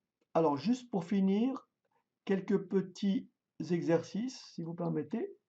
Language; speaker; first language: French; native; French